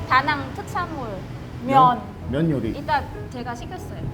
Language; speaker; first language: Korean; non-native, learner; Vietnamese